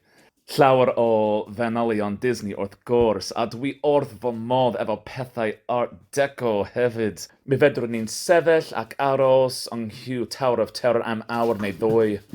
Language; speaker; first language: Welsh; non-native, learner; English